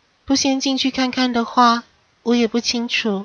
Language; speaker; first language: Chinese; native; Chinese